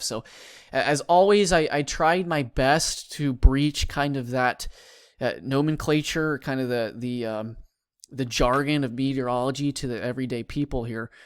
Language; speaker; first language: English; native; English